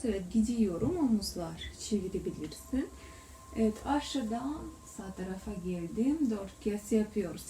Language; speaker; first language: Turkish; non-native, learner; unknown